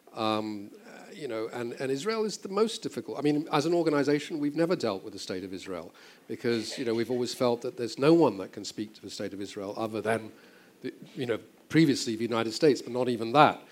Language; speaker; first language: English; native; English